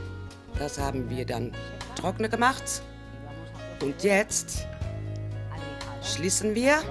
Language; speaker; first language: German; non-native, fluent; Spanish